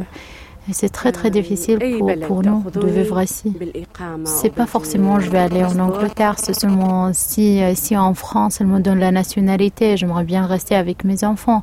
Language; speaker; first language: French; non-native, learner; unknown